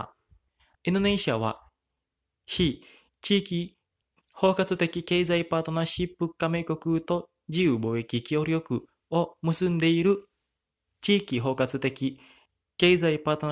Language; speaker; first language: Japanese; non-native, fluent; Indonesian